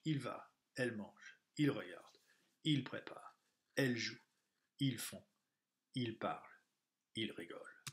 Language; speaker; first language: French; non-native, fluent; English